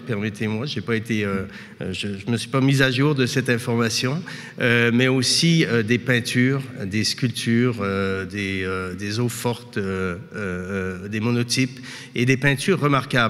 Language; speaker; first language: French; native; French